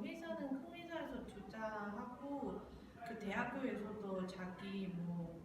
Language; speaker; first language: Korean; non-native, learner; Chinese